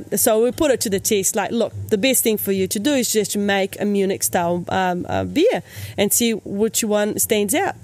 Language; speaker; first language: English; native; English